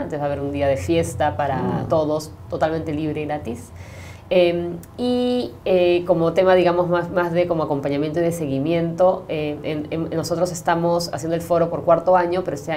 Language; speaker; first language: Spanish; native; Spanish